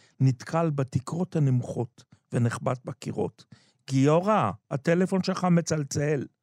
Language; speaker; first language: Hebrew; native; Hebrew